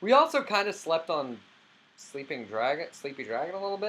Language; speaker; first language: English; native; English